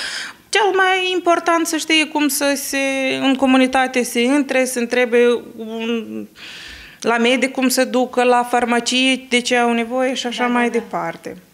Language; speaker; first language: Romanian; early bilingual, heritage; Romanian